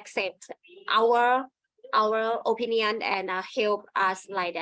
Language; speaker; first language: English; non-native, learner; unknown